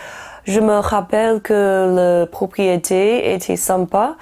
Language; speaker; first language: French; non-native, learner; Chinese